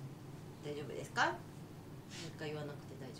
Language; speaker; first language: Japanese; native; Japanese